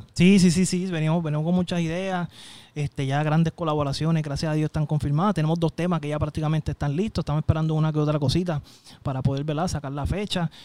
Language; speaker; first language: Spanish; native; Spanish